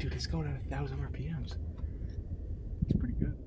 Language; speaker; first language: English; native; English